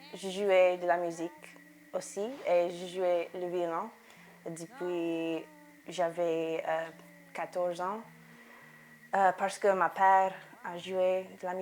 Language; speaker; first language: French; non-native, learner; English